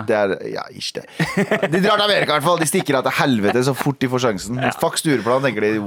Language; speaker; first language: Norwegian; early bilingual, other home language; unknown